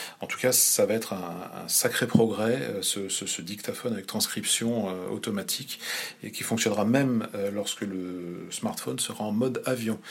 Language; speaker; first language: French; native; French